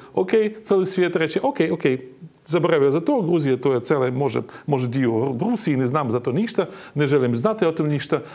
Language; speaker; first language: Croatian; non-native, learner; Ukrainian